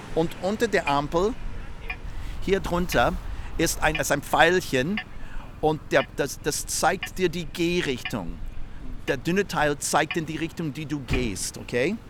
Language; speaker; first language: German; non-native, fluent; English